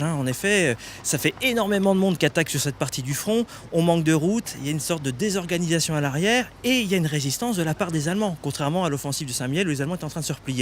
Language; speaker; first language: French; native; French